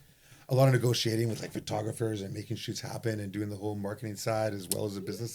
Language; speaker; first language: English; native; English